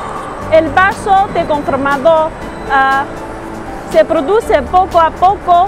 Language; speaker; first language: Spanish; non-native, learner; Chinese